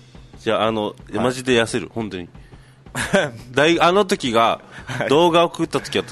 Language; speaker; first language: Japanese; native; Japanese